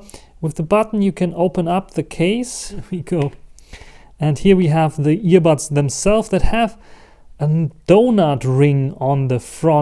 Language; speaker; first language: English; non-native, fluent; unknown